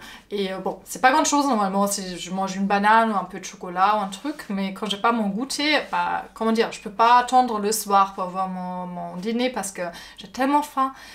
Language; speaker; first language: French; non-native, fluent; German